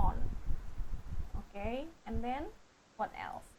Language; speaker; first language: English; non-native, fluent; Indonesian